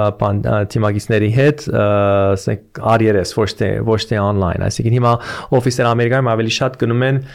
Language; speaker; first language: Armenian; early bilingual, heritage; Armenian